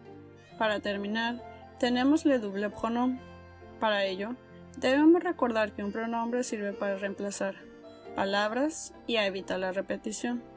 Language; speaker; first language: Spanish; native; Spanish